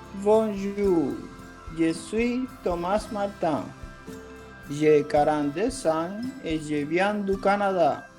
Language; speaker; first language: French; non-native, fluent; Spanish